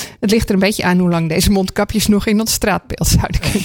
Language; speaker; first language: Dutch; native; Dutch